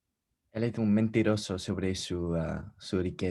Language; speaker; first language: Spanish; non-native, learner; English